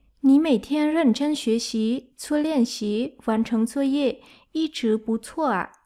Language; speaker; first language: Chinese; non-native, fluent; Vietnamese